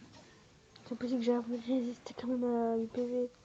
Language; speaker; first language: French; native; French